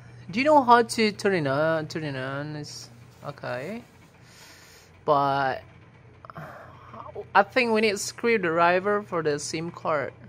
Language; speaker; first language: English; non-native, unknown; Indonesian